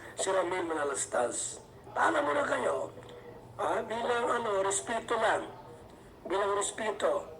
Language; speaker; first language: Filipino; native; Filipino